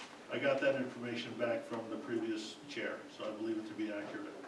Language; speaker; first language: English; native; English